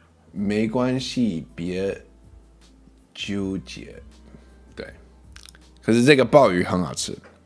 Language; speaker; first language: Chinese; early bilingual, heritage; English